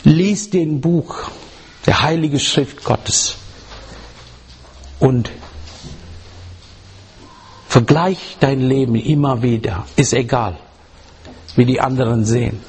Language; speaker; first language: German; non-native, learner; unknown